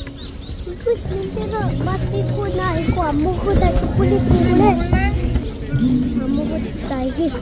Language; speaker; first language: Korean; early bilingual, other home language; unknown